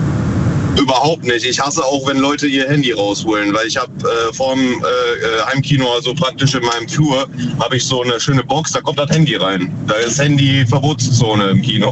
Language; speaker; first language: German; native; German